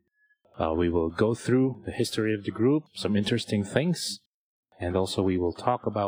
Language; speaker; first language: English; non-native, local second language; Filipino